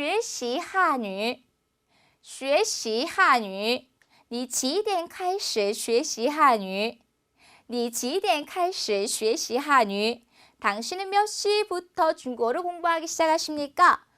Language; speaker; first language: Chinese; non-native, fluent; Korean